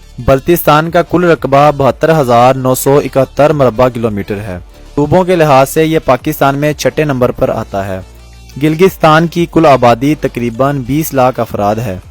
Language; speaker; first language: Urdu; non-native, local second language; Balti